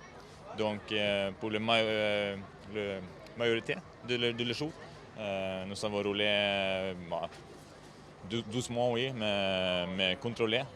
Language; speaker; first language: French; non-native, learner; Norwegian